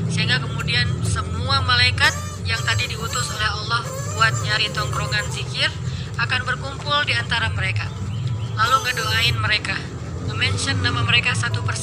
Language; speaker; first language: Indonesian; native; Indonesian